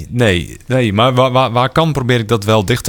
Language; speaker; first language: Dutch; native; Dutch